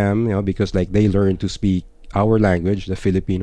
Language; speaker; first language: English; non-native, local second language; Filipino